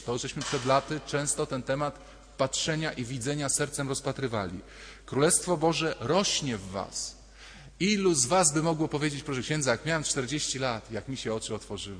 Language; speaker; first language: Polish; native; Polish